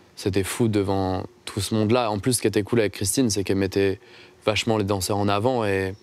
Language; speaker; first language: French; native; French